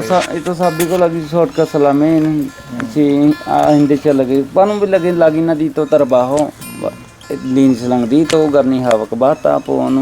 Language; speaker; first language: Filipino; non-native, learner; Punjabi